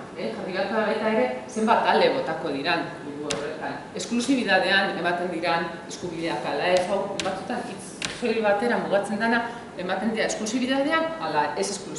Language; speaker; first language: Basque; native; Basque